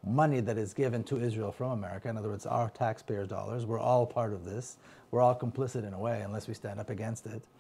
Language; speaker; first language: English; non-native, fluent; Hebrew